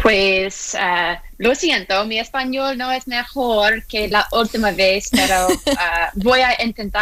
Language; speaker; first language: Spanish; non-native, learner; English